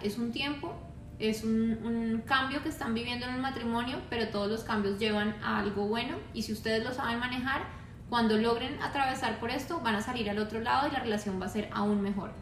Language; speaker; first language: Spanish; native; Spanish